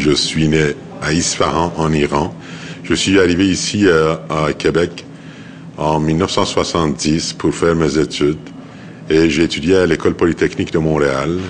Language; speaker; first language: French; non-native, fluent; Persian